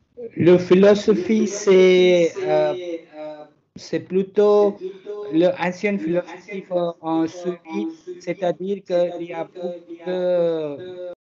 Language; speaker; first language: French; non-native, learner; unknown